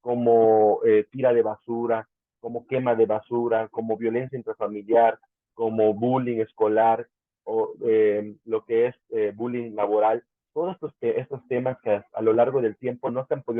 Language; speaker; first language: Spanish; native; Spanish